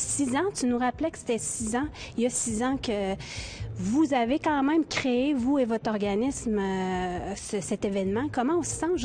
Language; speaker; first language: French; native; French